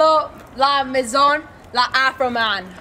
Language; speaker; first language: French; non-native, learner; English